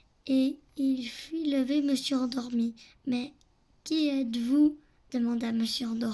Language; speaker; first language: French; native; French